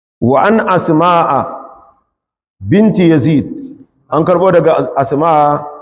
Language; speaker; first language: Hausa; non-native, local second language; Kanuri